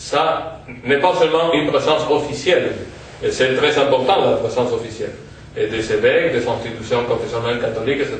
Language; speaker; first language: French; non-native, fluent; Spanish